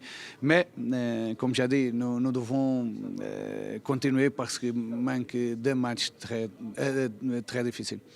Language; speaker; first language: French; non-native, fluent; Portuguese